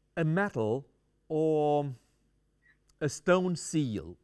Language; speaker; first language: English; non-native, fluent; Romanian